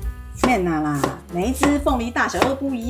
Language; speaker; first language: Chinese; native; Chinese